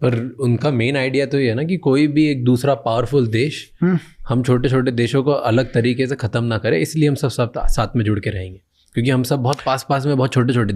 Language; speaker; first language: Hindi; native; Hindi